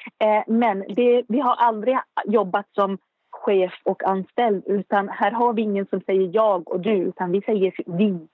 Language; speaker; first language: Swedish; non-native, fluent; Arabic